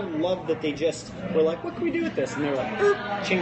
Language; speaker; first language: English; native; English